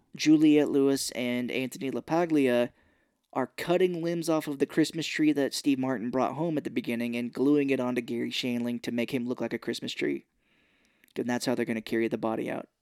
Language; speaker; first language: English; native; English